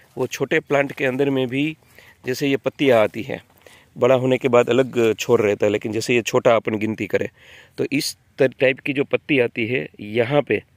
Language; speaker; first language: Hindi; non-native, local second language; Gujarati